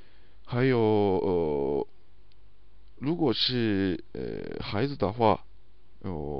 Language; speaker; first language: Chinese; non-native, learner; Japanese